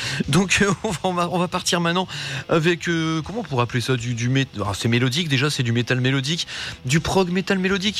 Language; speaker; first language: French; native; French